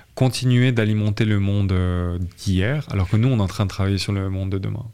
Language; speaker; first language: French; native; French